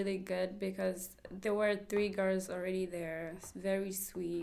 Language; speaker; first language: English; non-native, local second language; Kinyarwanda